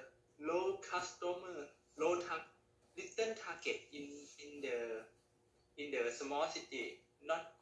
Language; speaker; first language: English; non-native, learner; Thai